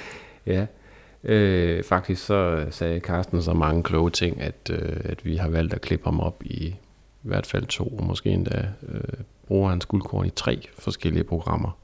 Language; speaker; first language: Danish; native; Danish